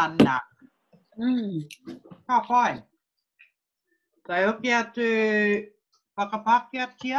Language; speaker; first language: Māori; non-native, fluent; English